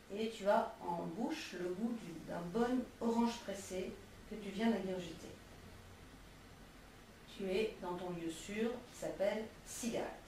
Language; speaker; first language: French; native; French